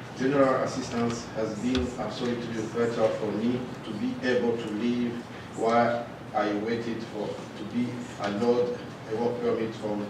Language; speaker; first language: English; non-native, learner; Rundi